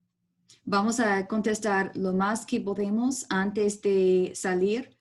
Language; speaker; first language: Spanish; non-native, learner; English